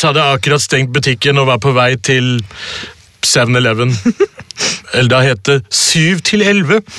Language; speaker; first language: Norwegian; early bilingual, other home language; Urdu